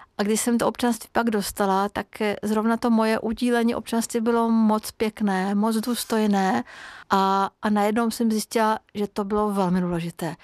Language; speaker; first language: Czech; non-native, fluent; Hungarian